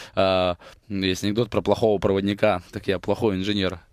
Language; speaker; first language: Russian; native; Russian